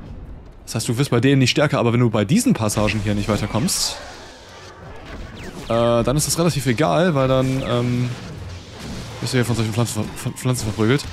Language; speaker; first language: German; native; German